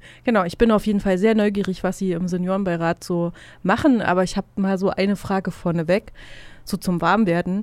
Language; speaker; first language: German; native; German